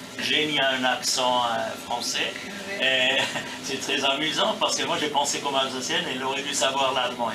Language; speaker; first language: French; native; French